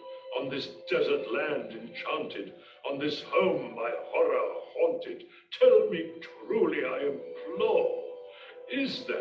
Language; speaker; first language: English; native; English